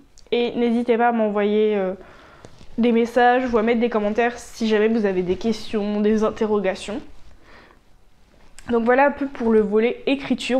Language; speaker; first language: French; native; French